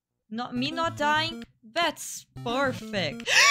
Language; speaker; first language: English; non-native, fluent; Portuguese